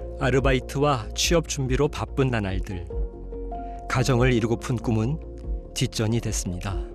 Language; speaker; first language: Korean; native; Korean